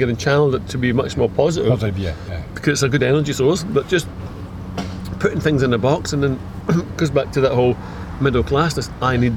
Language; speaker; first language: English; native; English